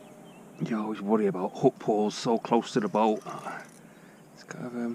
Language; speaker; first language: English; native; English